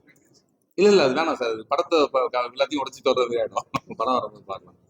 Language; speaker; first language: Tamil; native; Tamil